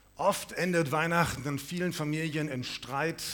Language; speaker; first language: German; native; German